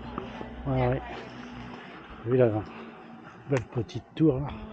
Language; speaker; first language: French; native; French